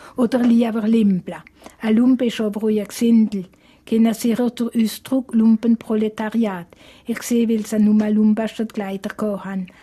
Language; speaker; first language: German; non-native, local second language; Swiss German